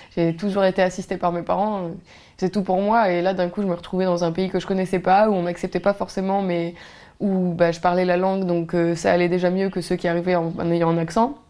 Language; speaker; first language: French; native; French